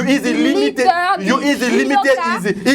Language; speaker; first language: English; non-native, learner; Lingala